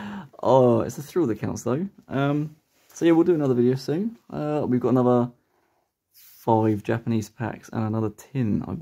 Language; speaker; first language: English; native; English